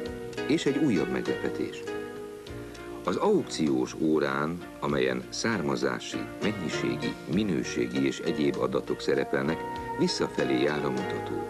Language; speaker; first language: Hungarian; native; Hungarian